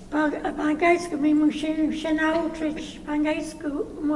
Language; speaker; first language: Polish; early bilingual, heritage; Polish